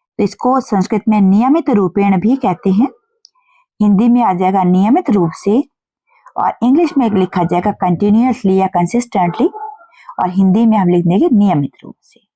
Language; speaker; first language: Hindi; native; Hindi